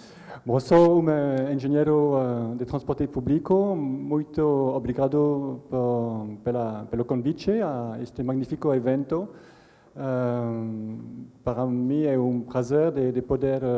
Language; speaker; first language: Portuguese; non-native, fluent; French